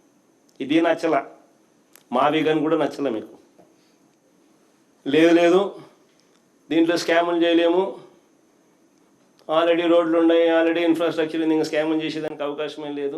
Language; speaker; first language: Telugu; native; Telugu